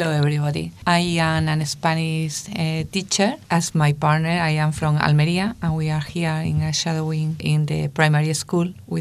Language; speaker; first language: English; non-native, learner; Spanish